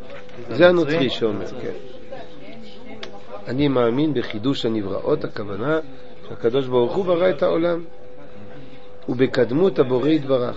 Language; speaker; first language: Hebrew; non-native, fluent; French